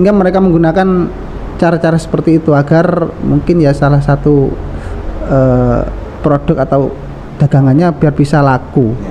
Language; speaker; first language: Indonesian; native; Indonesian